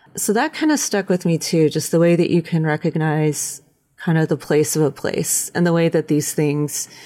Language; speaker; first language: English; native; English